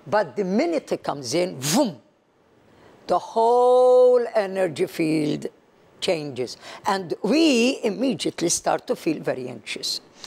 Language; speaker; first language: English; non-native, local second language; Maltese